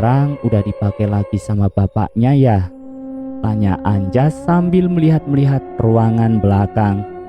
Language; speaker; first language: Indonesian; native; Indonesian